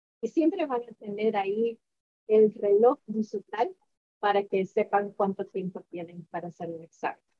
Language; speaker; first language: Spanish; early bilingual, heritage; Spanish